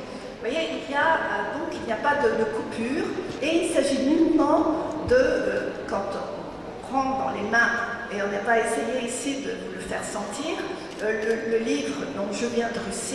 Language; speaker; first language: French; native; French